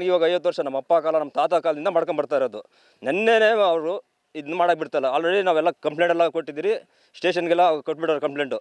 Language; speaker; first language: Kannada; native; Kannada